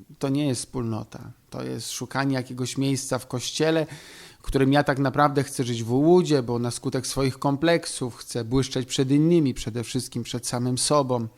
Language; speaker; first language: Polish; native; Polish